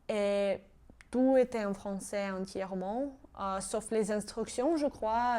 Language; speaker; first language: French; non-native, fluent; Georgian